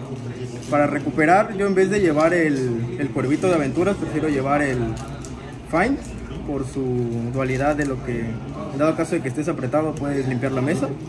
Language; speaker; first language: Spanish; native; Spanish